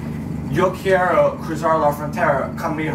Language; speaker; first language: Spanish; non-native, learner; English